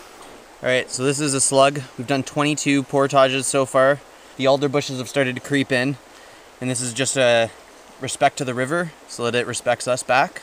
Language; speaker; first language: English; native; English